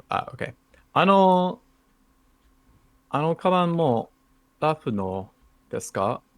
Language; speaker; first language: Japanese; non-native, learner; English